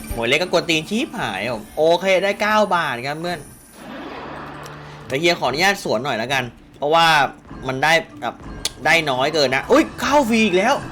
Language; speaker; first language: Thai; native; Thai